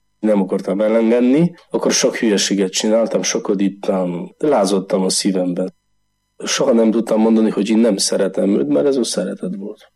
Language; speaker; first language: Hungarian; non-native, learner; Polish